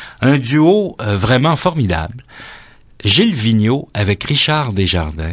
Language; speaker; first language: French; native; French